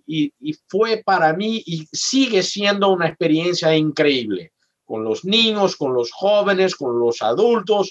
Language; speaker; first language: Spanish; non-native, fluent; Portuguese